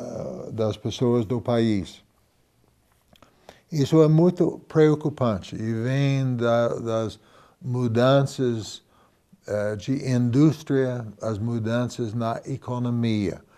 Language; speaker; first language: Portuguese; non-native, fluent; English